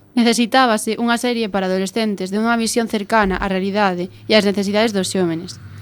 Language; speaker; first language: Galician; non-native, local second language; Spanish